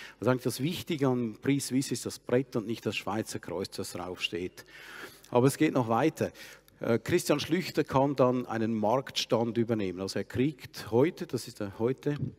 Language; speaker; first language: German; native; German